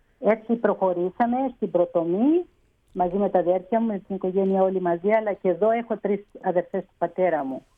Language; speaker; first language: Greek; native; Greek